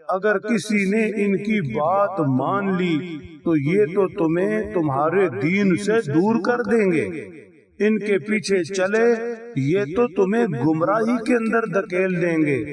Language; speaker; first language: Urdu; native; Urdu